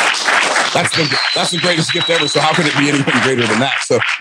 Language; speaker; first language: English; native; English